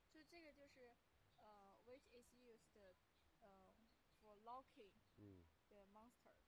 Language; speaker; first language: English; non-native, learner; Chinese